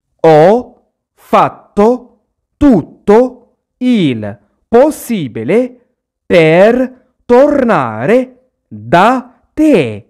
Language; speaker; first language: Italian; non-native, fluent; Arabic